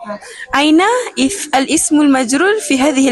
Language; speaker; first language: Arabic; non-native, learner; Malay